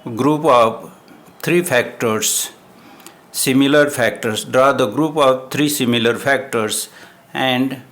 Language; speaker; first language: English; non-native, local second language; Marathi